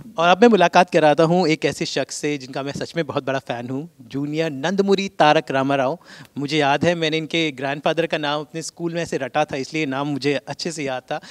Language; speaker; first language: Hindi; native; Hindi